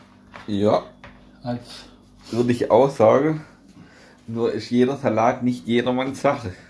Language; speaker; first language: German; native; German